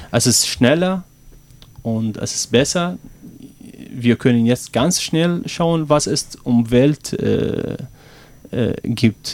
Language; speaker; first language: German; non-native, learner; Arabic